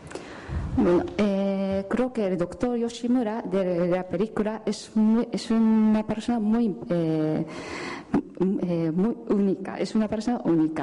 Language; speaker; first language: Spanish; non-native, fluent; Japanese